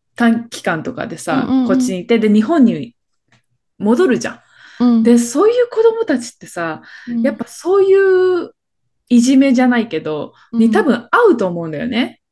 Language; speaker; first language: Japanese; early bilingual, other home language; Filipino